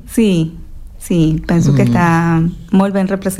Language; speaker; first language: Catalan; non-native, local second language; Spanish